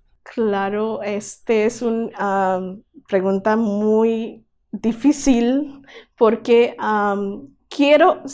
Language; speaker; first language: Spanish; non-native, learner; Bangla